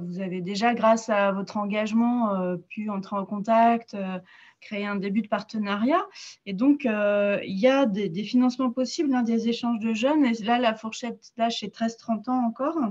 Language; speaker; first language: French; native; French